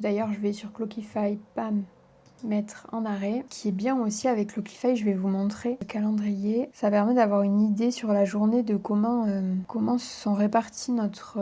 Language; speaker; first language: French; native; French